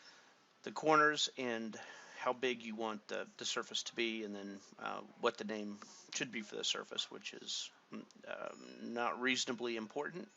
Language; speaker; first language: English; native; English